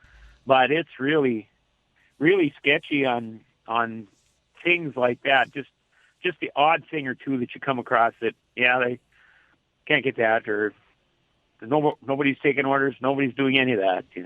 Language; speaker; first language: English; native; English